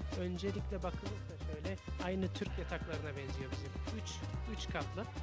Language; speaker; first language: Turkish; early bilingual, heritage; Turkish